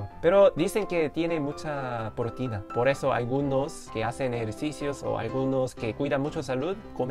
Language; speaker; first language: Spanish; non-native, fluent; Korean